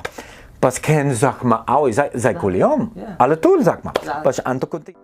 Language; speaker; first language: Arabic; non-native, learner; English